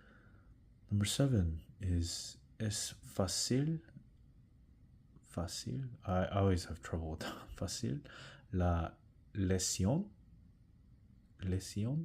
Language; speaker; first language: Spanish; non-native, learner; English